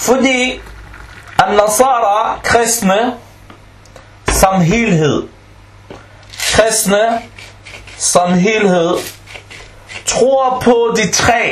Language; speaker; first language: Danish; non-native, fluent; Arabic